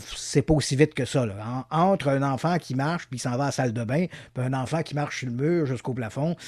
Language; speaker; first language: French; native; French